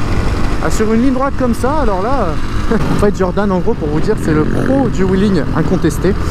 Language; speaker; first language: French; native; French